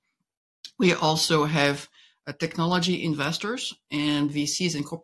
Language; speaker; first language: English; non-native, fluent; French